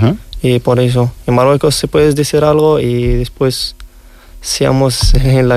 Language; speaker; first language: Spanish; non-native, learner; Riffian